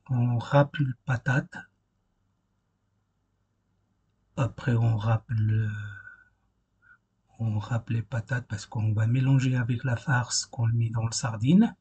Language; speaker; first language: French; non-native, fluent; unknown